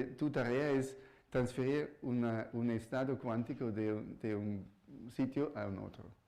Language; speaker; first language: Spanish; non-native, fluent; German